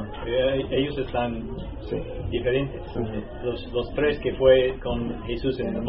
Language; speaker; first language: Spanish; non-native, learner; English